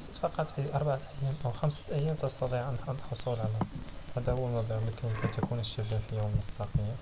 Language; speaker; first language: Arabic; native; Arabic